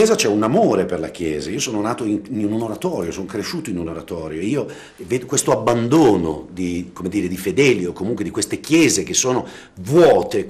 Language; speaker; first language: Italian; native; Italian